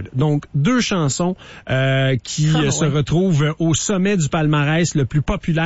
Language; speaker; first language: French; native; French